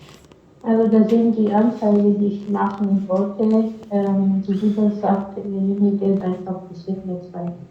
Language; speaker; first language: German; non-native, fluent; French